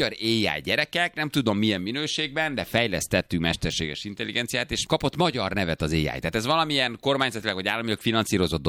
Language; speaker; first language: Hungarian; native; Hungarian